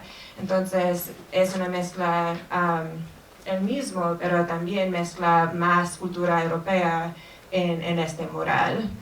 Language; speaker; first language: Spanish; non-native, fluent; English